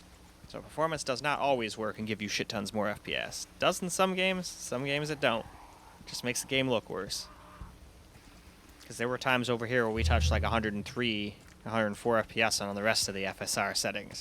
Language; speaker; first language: English; native; English